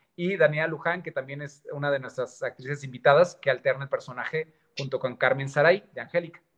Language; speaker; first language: Spanish; native; Spanish